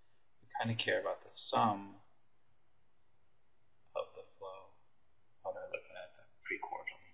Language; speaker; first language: English; native; English